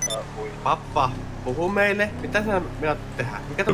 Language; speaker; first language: Finnish; native; Finnish